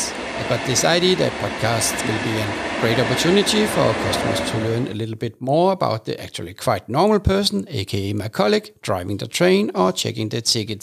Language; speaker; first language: English; non-native, fluent; Danish